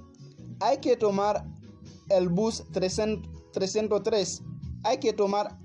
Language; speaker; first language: Spanish; non-native, learner; Haitian Creole